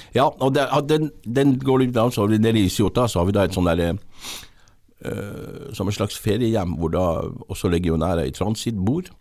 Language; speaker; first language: Norwegian; native; Norwegian